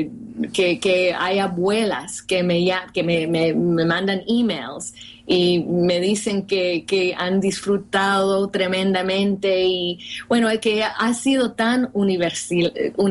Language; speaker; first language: Spanish; early bilingual, heritage; Spanish